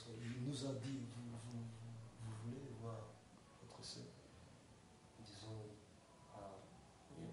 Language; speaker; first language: French; non-native, learner; Kinyarwanda